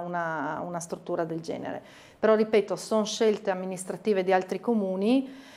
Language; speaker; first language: Italian; native; Italian